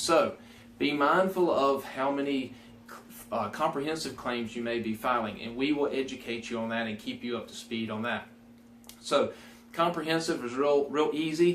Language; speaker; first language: English; native; English